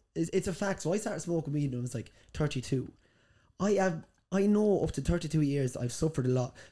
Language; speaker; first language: English; native; English